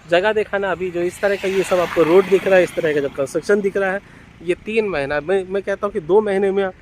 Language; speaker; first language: Hindi; non-native, local second language; Bangla